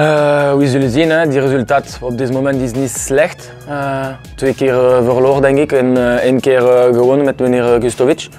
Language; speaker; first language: Dutch; non-native, learner; French